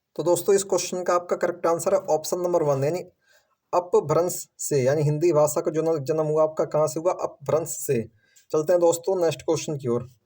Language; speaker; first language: Hindi; native; Hindi